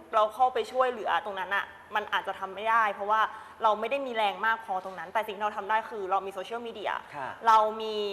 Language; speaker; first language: Thai; native; Thai